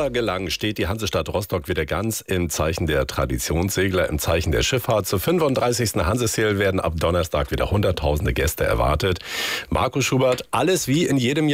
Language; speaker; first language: German; native; German